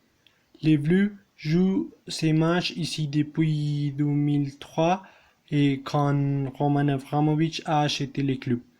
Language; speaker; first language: French; non-native, learner; Spanish